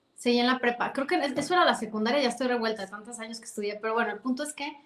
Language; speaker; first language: Spanish; native; Spanish